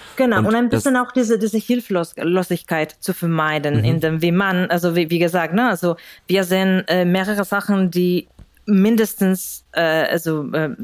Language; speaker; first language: German; non-native, fluent; Spanish